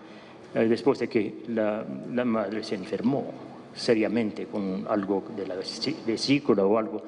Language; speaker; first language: Spanish; non-native, fluent; English